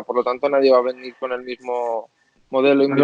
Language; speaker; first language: Spanish; native; Spanish